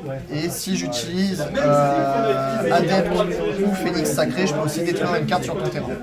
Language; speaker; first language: French; native; French